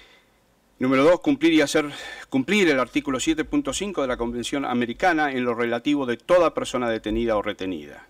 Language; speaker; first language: Spanish; native; Spanish